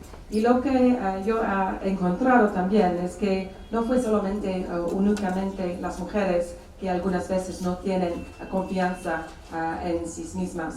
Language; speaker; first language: Spanish; non-native, fluent; English